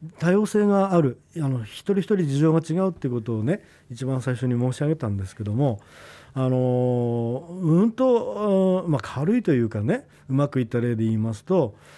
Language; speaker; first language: Japanese; native; Japanese